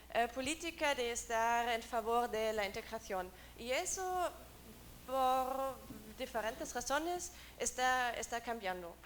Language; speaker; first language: Spanish; non-native, learner; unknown